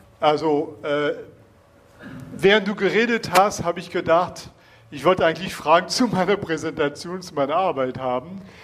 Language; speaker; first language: German; non-native, fluent; French